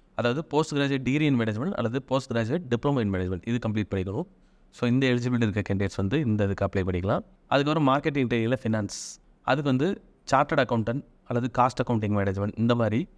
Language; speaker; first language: Tamil; native; Tamil